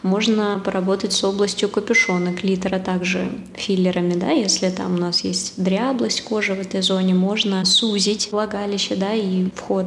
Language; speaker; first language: Russian; native; Russian